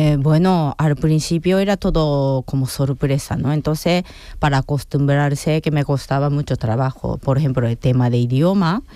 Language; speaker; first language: Spanish; non-native, fluent; Japanese